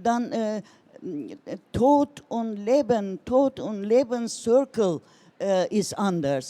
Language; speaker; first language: German; non-native, learner; Turkish